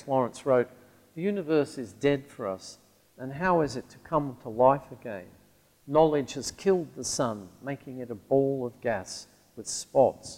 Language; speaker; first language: English; native; English